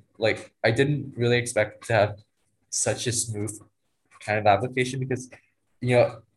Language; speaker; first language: English; non-native, fluent; Vietnamese